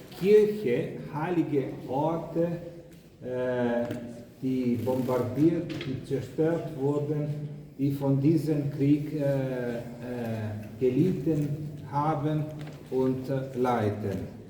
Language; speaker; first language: German; non-native, fluent; Greek